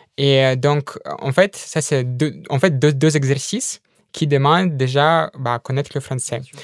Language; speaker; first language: French; non-native, fluent; Russian